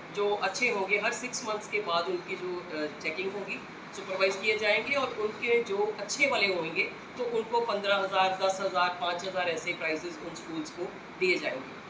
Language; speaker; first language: Hindi; non-native, local second language; Punjabi